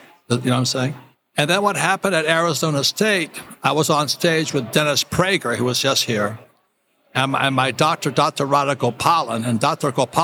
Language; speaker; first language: English; native; English